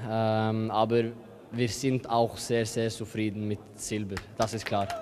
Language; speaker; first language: German; non-native, learner; Norwegian